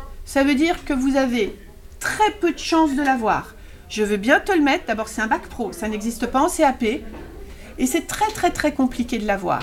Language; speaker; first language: French; native; French